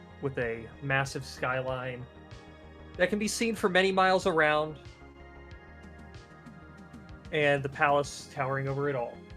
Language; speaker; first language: English; native; English